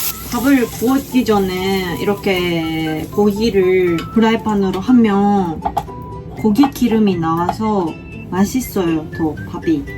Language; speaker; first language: Korean; non-native, fluent; Japanese